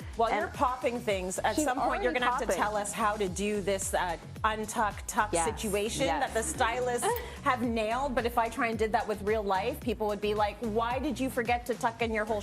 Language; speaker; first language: English; native; English